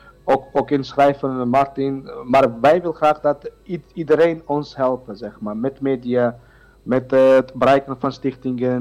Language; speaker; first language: Dutch; non-native, learner; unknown